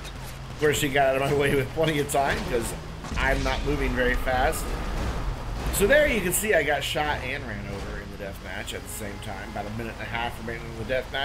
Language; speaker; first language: English; native; English